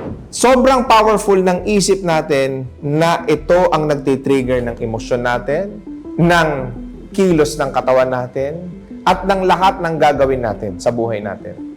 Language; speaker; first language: Filipino; native; Filipino